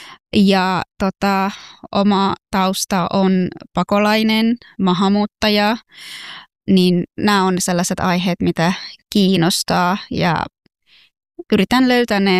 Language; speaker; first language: Finnish; non-native, fluent; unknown